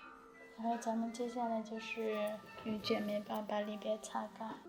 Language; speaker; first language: Chinese; native; Chinese